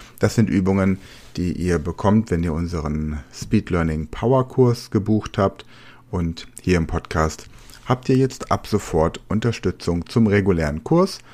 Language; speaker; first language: German; native; German